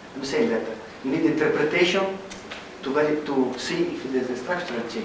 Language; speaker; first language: English; non-native, fluent; Italian